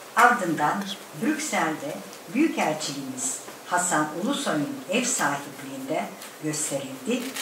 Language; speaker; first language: Turkish; native; Turkish